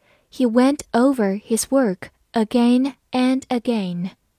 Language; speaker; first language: English; non-native, fluent; Chinese